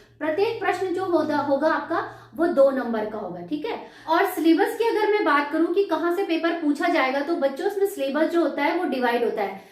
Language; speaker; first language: Hindi; native; Hindi